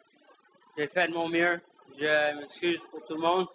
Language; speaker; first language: French; non-native, local second language; English